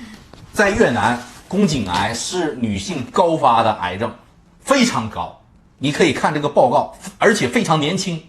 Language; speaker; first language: Chinese; native; Chinese